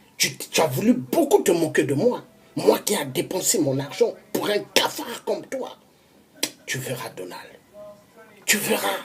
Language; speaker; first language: French; non-native, local second language; Kongo